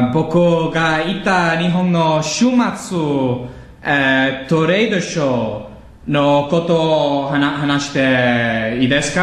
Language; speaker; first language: Japanese; non-native, learner; English